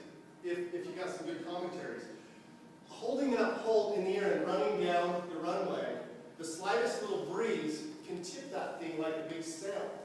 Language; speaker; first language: English; native; English